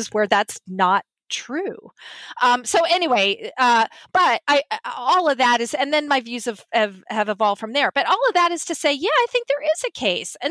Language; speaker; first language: English; native; English